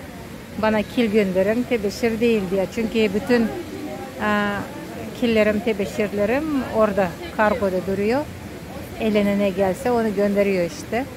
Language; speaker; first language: Turkish; non-native, fluent; Russian